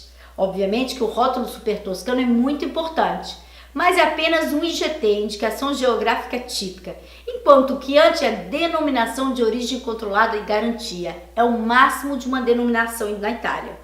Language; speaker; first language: Portuguese; native; Portuguese